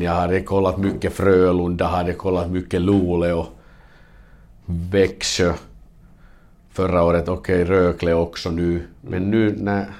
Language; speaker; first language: Swedish; non-native, local second language; Finnish